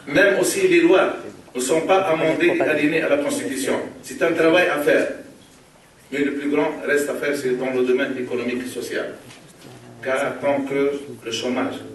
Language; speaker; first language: French; non-native, local second language; Arabic